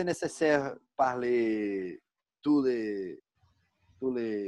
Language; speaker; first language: French; non-native, learner; Portuguese